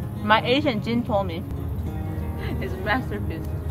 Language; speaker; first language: English; non-native, fluent; Korean